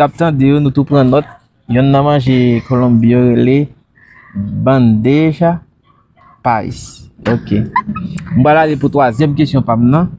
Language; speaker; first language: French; non-native, learner; Haitian Creole